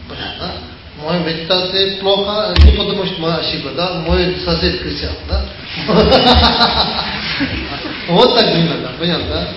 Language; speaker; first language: Russian; non-native, learner; Tibetan